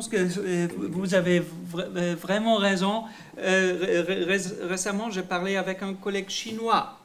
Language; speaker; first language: French; non-native, fluent; German